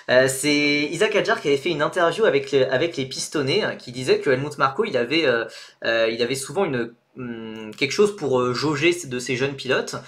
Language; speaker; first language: French; native; French